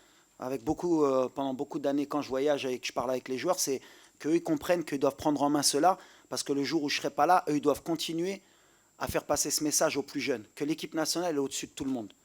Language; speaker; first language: French; native; French